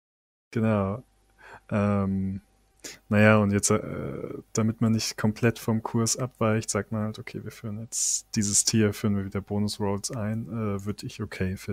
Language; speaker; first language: German; native; German